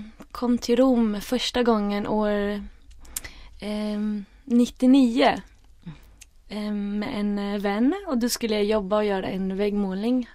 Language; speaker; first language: Swedish; early bilingual, other home language; Arabic